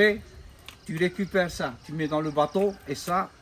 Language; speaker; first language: French; non-native, local second language; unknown